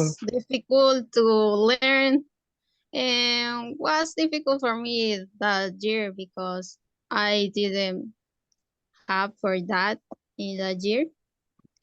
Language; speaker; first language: English; non-native, learner; Spanish